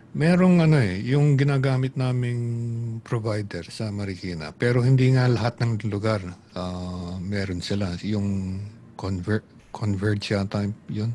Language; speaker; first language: Filipino; native; Filipino